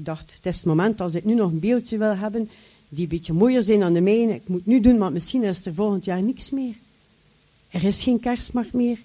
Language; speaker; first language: Dutch; native; Dutch